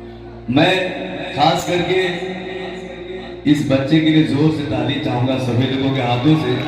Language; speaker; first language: Hindi; non-native, local second language; Odia